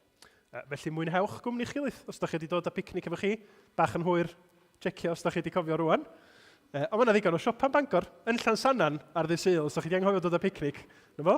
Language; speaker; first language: Welsh; native; Welsh